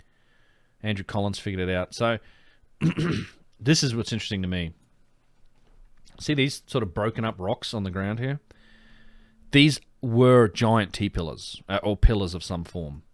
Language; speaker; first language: English; native; English